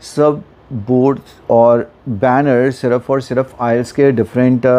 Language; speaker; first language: Hindi; native; Hindi